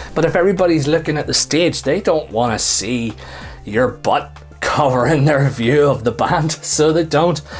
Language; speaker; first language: English; native; English